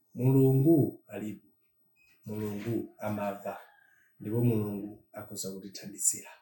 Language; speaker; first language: Nyanja; non-native, local second language; Tumbuka